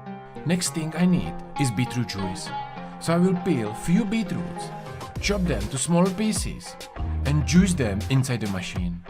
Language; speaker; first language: English; non-native, fluent; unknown